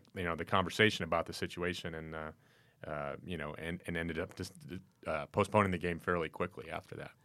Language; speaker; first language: English; native; English